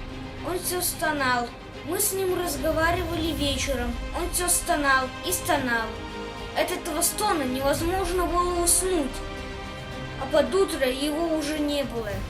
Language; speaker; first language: Russian; native; Russian